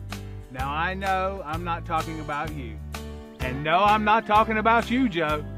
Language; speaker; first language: English; native; English